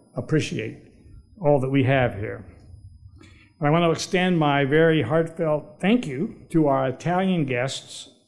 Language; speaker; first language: English; native; English